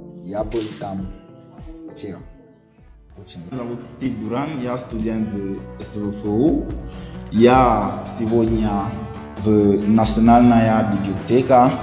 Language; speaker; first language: Russian; non-native, learner; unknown